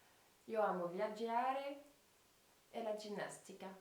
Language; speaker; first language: Italian; non-native, fluent; French